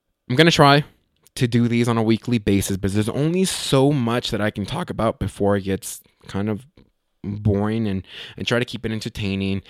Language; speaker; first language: English; early bilingual, other home language; Spanish